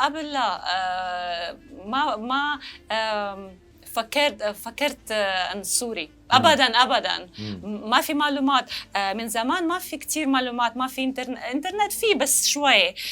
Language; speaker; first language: Arabic; non-native, learner; Russian